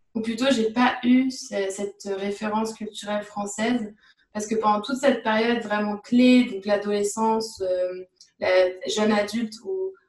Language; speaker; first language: French; native; French